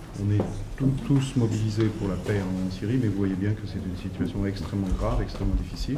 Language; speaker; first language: French; native; French